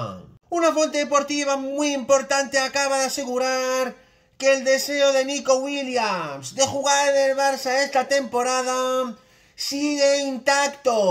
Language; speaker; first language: Spanish; native; Spanish